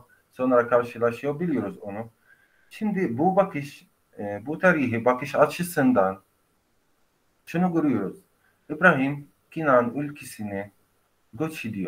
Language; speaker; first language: Turkish; non-native, fluent; Arabic